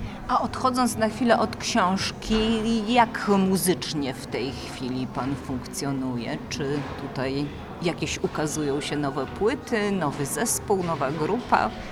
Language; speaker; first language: Polish; native; Polish